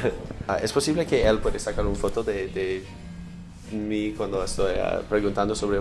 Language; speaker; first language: Spanish; non-native, learner; English